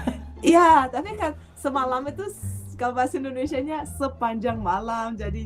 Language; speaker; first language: Indonesian; non-native, fluent; Russian